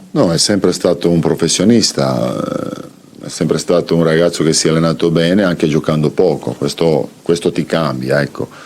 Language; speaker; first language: Italian; non-native, fluent; Croatian